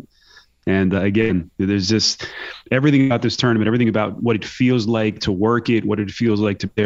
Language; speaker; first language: English; native; English